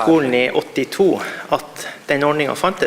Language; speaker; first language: Norwegian; native; Norwegian